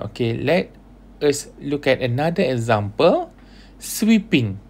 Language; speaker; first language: English; non-native, local second language; Malay